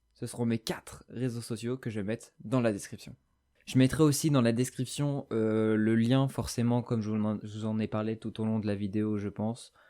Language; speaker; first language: French; native; French